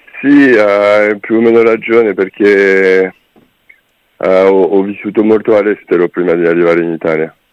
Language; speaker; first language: Italian; non-native, fluent; French